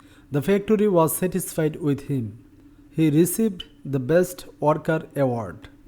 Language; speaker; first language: English; non-native, local second language; Bangla